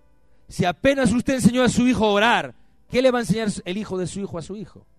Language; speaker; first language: Spanish; native; Spanish